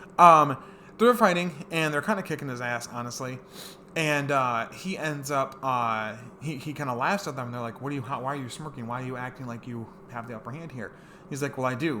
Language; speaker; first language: English; native; English